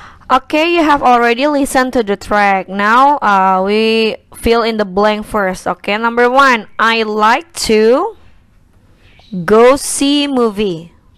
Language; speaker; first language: English; non-native, fluent; Indonesian